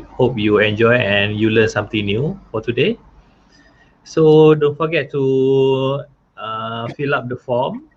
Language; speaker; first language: English; non-native, local second language; Malay